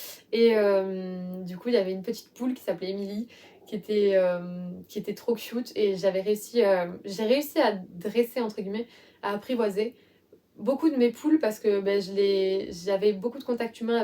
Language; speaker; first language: French; native; French